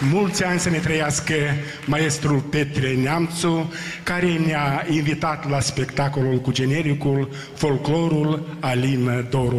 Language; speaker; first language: Romanian; native; Romanian